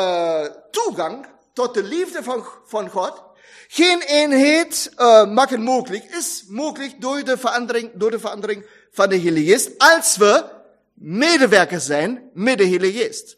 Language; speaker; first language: Dutch; non-native, fluent; German